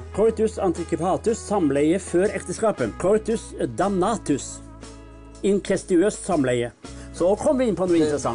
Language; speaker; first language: Norwegian; native; Norwegian